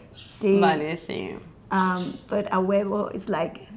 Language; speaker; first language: English; non-native, fluent; Catalan